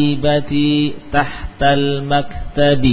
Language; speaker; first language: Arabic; non-native, fluent; Indonesian